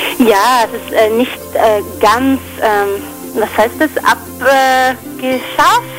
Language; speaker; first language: German; non-native, fluent; Swedish